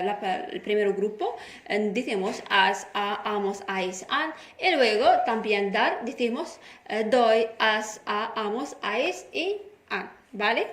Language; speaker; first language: Spanish; non-native, fluent; Arabic